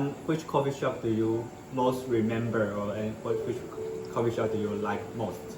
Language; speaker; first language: English; non-native, learner; Chinese